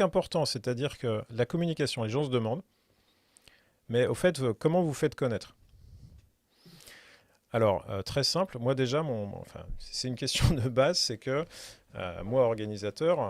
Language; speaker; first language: French; native; French